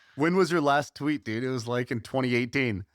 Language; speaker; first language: English; native; English